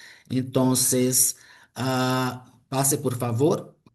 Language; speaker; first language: Spanish; non-native, fluent; Portuguese